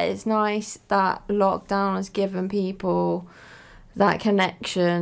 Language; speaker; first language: English; native; English